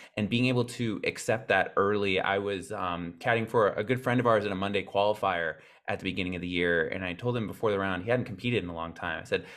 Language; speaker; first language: English; native; English